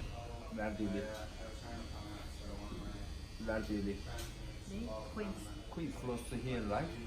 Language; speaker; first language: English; non-native, learner; Turkish